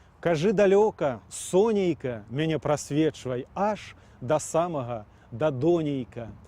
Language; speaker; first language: Belarusian; native; Belarusian